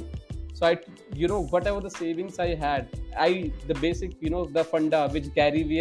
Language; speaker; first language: English; non-native, local second language; Hindi